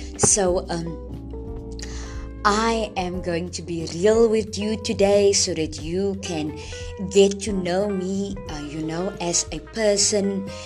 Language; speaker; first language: English; non-native, local second language; Afrikaans